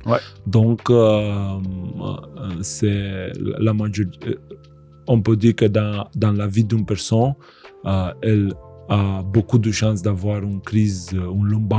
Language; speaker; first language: French; non-native, fluent; Romanian